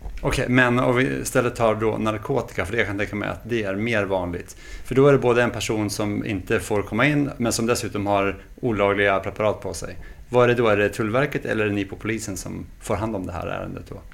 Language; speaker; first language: Swedish; native; Swedish